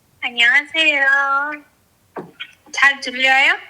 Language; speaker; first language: Korean; non-native, fluent; French